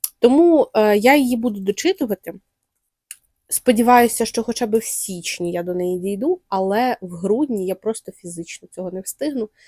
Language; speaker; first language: Ukrainian; non-native, local second language; Russian